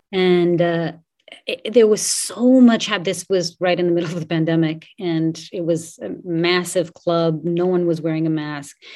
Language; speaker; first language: English; non-native, fluent; Portuguese